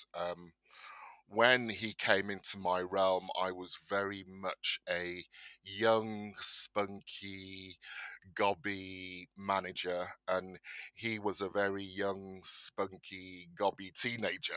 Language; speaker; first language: English; native; English